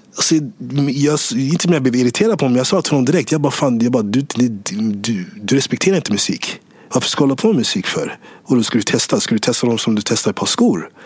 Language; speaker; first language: Swedish; early bilingual, other home language; English